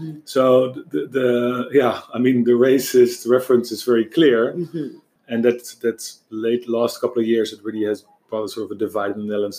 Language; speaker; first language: English; non-native, fluent; Dutch